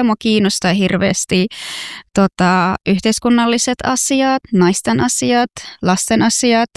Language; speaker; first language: Finnish; non-native, fluent; Persian